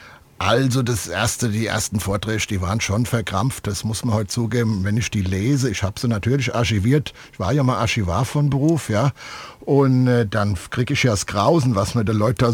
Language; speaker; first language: German; native; German